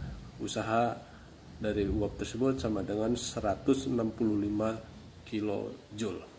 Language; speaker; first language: Indonesian; native; Indonesian